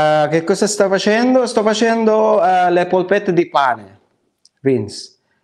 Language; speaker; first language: Italian; non-native, learner; Filipino